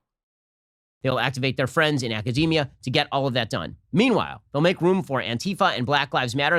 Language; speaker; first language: English; native; English